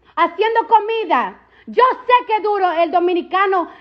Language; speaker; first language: Spanish; early bilingual, heritage; Spanish